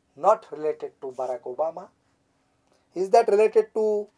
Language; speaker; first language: English; non-native, local second language; Marathi